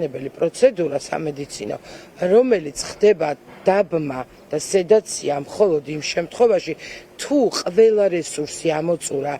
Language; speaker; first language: Georgian; native; Georgian